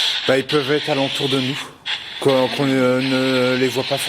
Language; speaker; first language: French; native; French